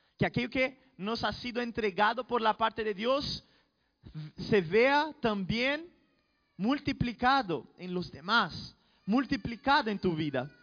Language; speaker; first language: Spanish; non-native, fluent; Portuguese